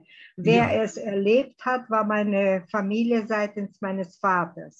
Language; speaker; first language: German; early bilingual, heritage; German